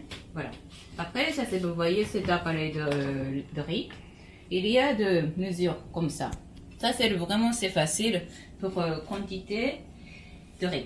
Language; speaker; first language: French; non-native, learner; Japanese